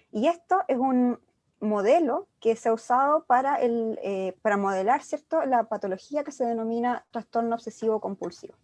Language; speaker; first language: Spanish; native; Spanish